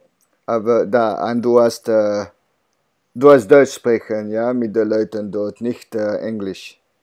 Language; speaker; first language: German; non-native, learner; French